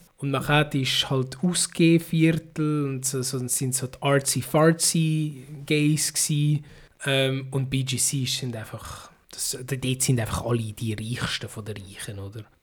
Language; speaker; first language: German; early bilingual, other home language; Filipino